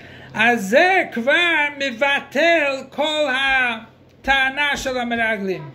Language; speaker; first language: Hebrew; non-native, fluent; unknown